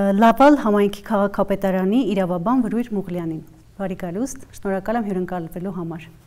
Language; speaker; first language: Armenian; native; Armenian